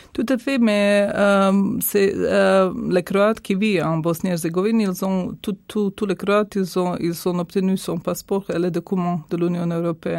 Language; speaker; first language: French; non-native, fluent; Croatian